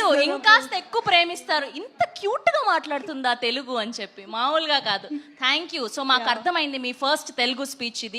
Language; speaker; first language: Telugu; native; Telugu